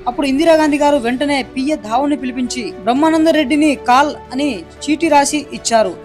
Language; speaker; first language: Telugu; non-native, local second language; Lambadi